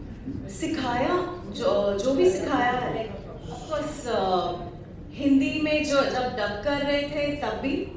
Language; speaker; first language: Hindi; non-native, learner; Kannada